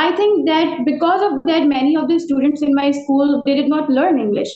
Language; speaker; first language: English; non-native, local second language; Urdu